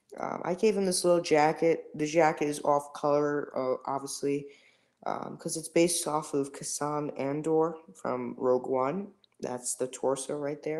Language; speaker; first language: English; native; English